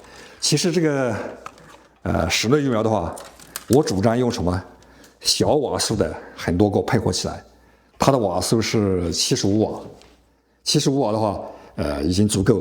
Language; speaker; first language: Chinese; native; Chinese